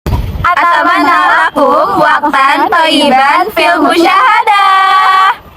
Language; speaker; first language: Arabic; non-native, learner; Indonesian